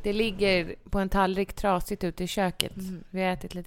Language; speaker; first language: Swedish; native; Swedish